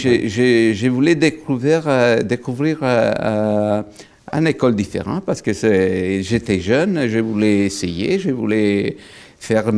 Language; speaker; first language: French; non-native, fluent; Italian